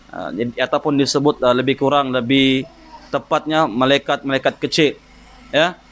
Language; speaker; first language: Malay; native; Malay